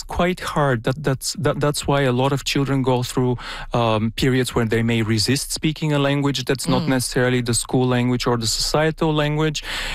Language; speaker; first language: English; non-native, fluent; Bulgarian